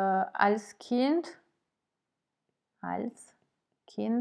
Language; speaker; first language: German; non-native, fluent; French